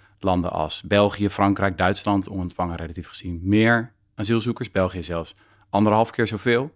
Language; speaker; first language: Dutch; native; Dutch